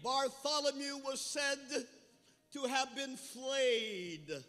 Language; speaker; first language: English; native; English